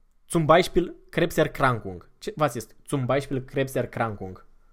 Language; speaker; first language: German; non-native, fluent; Romanian